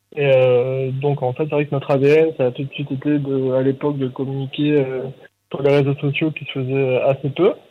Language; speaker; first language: French; native; French